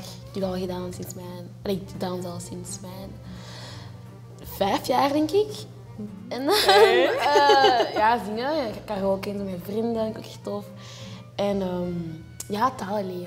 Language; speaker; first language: Dutch; native; Dutch